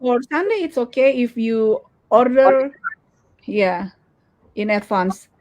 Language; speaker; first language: English; non-native, learner; Indonesian